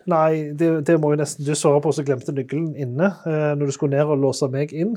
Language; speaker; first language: Norwegian; native; Norwegian